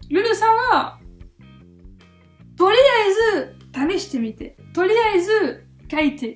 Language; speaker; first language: Japanese; non-native, fluent; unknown